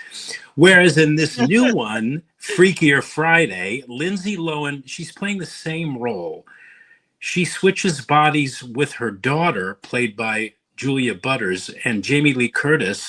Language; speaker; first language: English; native; English